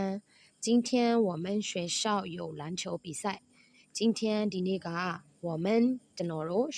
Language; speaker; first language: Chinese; non-native, fluent; Burmese